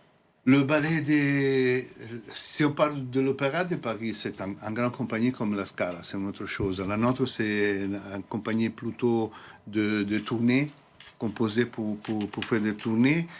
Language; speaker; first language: French; non-native, fluent; Italian